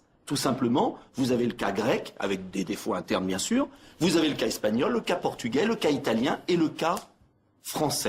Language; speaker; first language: French; native; French